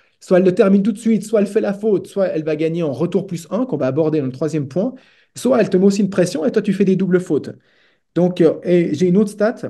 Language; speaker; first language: French; native; French